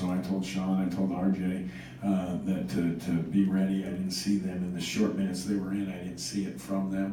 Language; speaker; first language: English; native; English